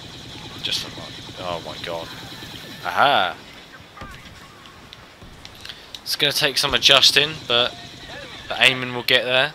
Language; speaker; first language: English; native; English